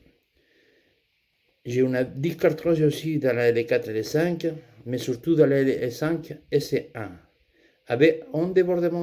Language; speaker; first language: French; non-native, fluent; Spanish